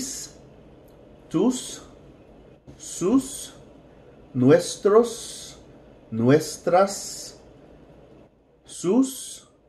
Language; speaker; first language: Spanish; non-native, fluent; English